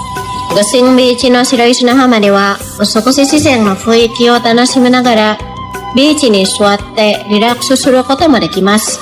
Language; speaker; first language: Japanese; non-native, fluent; Indonesian